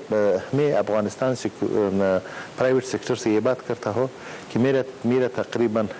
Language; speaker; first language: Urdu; non-native, learner; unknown